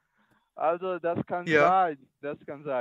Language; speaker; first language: German; non-native, learner; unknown